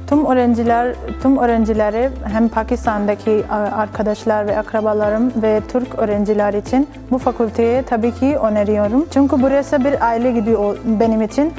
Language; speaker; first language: Turkish; non-native, learner; Urdu